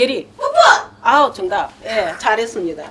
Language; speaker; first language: Korean; native; Korean